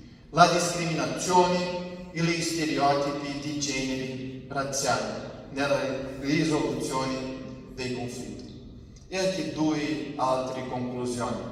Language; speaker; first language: Italian; non-native, fluent; Portuguese